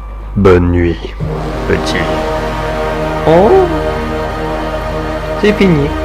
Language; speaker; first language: French; native; French